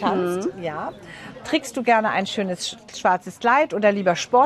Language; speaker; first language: German; native; German